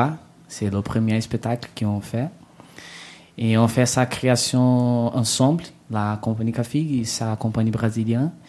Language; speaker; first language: French; non-native, learner; Portuguese